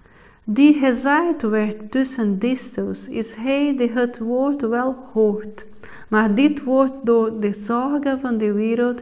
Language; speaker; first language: Dutch; non-native, fluent; Portuguese